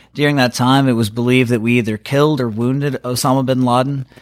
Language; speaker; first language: English; native; English